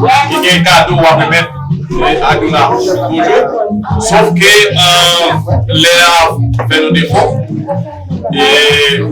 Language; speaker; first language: French; non-native, learner; Haitian Creole